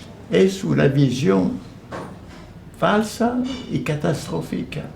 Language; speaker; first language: Spanish; non-native, fluent; French